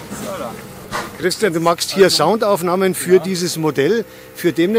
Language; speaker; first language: German; native; German